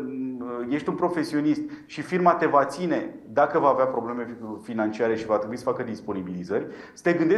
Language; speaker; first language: Romanian; native; Romanian